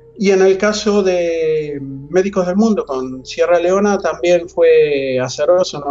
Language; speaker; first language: Spanish; native; Spanish